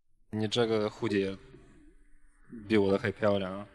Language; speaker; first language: Chinese; non-native, fluent; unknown